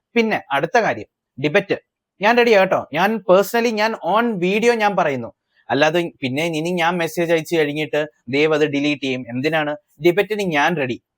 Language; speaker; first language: Malayalam; early bilingual, heritage; Malayalam